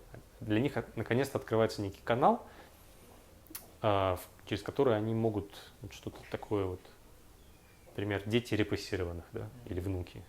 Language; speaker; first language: Russian; native; Russian